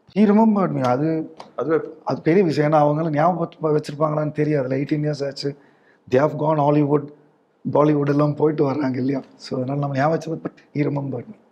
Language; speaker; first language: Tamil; native; Tamil